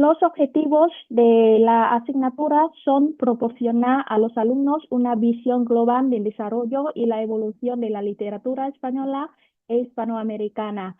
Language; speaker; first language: Spanish; non-native, fluent; Vietnamese